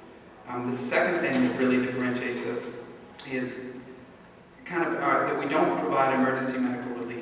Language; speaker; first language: English; native; English